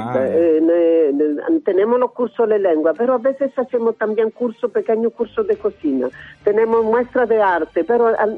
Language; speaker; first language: Spanish; non-native, learner; Italian